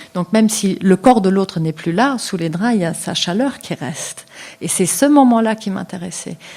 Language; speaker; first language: French; non-native, local second language; Luxembourgish